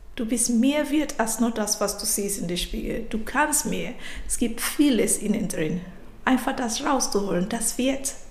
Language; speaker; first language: German; non-native, fluent; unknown